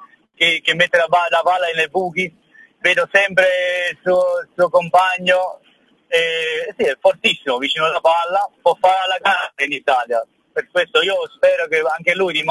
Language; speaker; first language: Italian; early bilingual, heritage; German